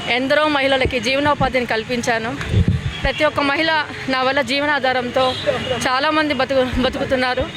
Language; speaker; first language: Telugu; native; Telugu